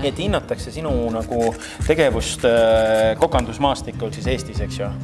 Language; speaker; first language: Estonian; native; Estonian